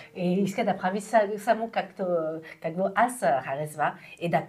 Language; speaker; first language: Bulgarian; non-native, learner; French